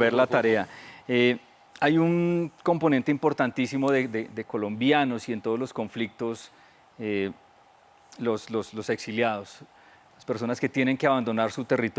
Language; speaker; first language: Spanish; native; Spanish